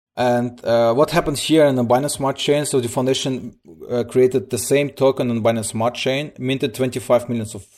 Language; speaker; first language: English; early bilingual, other home language; Russian